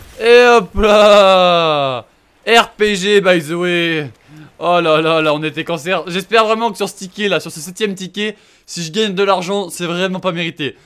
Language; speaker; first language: French; native; French